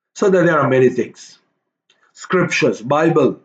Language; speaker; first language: English; non-native, local second language; Tamil